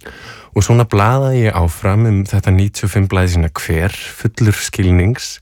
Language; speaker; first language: Icelandic; native; Icelandic